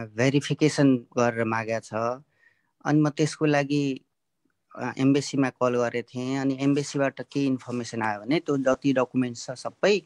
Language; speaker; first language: Nepali; native; Nepali